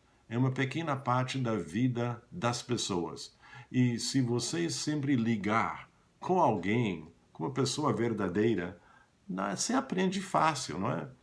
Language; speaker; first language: Portuguese; non-native, fluent; English